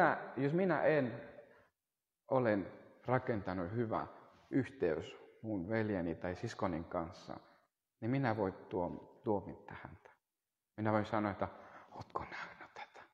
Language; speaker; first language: Finnish; non-native, fluent; Spanish